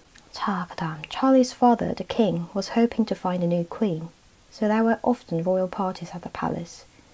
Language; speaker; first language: English; non-native, fluent; Korean